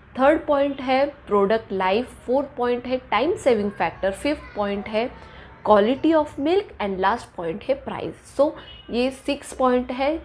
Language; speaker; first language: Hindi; non-native, local second language; Marathi